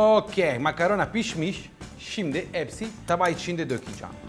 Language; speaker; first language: Turkish; non-native, learner; Italian